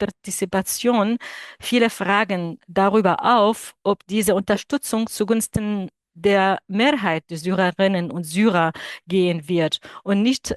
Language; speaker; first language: German; non-native, fluent; Arabic